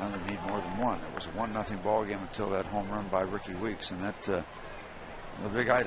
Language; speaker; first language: English; native; English